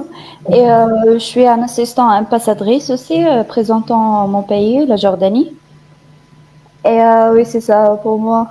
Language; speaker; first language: French; non-native, fluent; Arabic